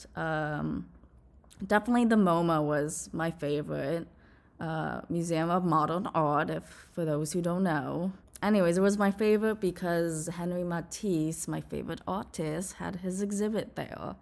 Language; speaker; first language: English; native; English